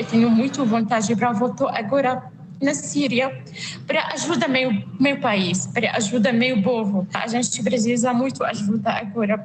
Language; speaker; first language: Portuguese; non-native, learner; Arabic